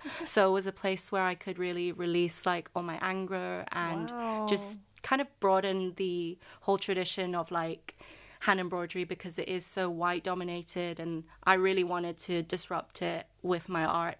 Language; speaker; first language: English; non-native, local second language; Cantonese